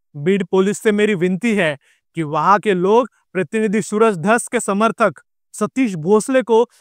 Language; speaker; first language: Hindi; non-native, local second language; Marathi